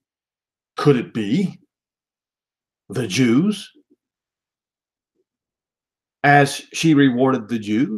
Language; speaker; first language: English; native; English